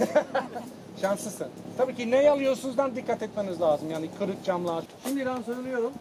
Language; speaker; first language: Turkish; non-native, fluent; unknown